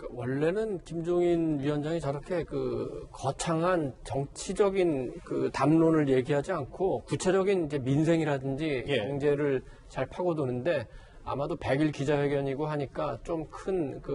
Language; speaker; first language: Korean; native; Korean